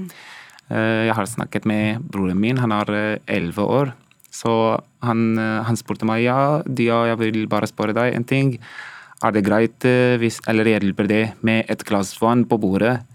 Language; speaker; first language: Norwegian; non-native, learner; Arabic